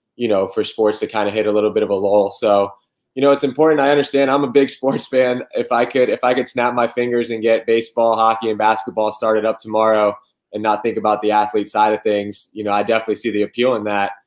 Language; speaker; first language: English; native; English